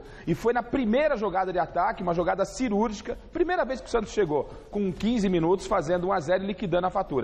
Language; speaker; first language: Portuguese; native; Portuguese